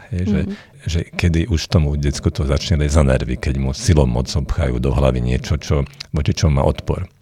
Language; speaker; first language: Slovak; non-native, local second language; Hungarian